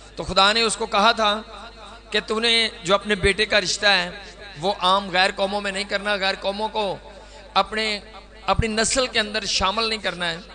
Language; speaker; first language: Urdu; non-native, local second language; Punjabi